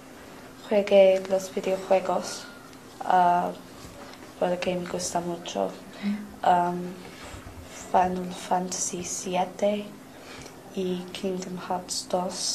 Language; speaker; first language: Spanish; non-native, learner; English